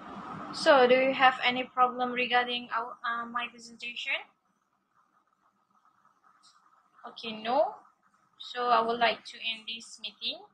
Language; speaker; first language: English; non-native, learner; Malay